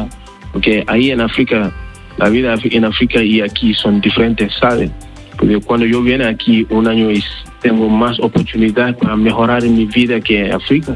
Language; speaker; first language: Spanish; non-native, learner; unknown